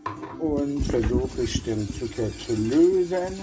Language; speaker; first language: German; non-native, learner; Persian